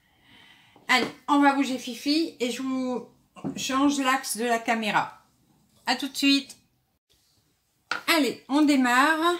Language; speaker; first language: French; native; French